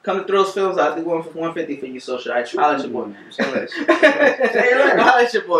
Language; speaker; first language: English; native; English